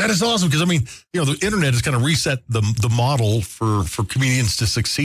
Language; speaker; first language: English; native; English